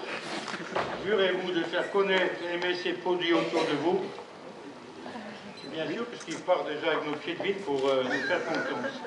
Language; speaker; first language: French; native; French